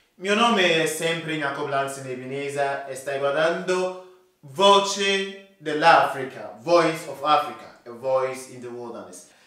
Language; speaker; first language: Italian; non-native, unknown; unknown